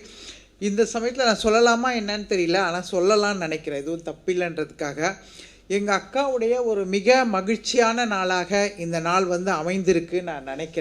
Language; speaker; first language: Tamil; native; Tamil